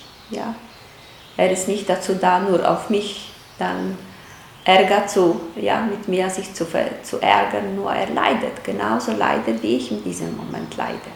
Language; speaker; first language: German; non-native, fluent; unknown